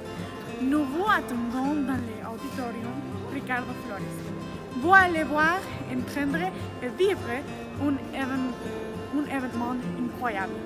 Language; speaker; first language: French; non-native, learner; Spanish